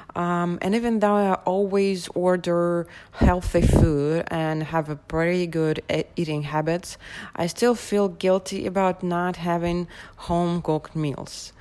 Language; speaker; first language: English; non-native, fluent; Russian